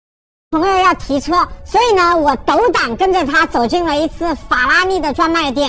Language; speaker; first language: Chinese; native; Chinese